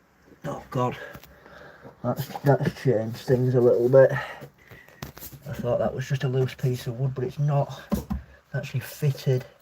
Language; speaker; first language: English; native; English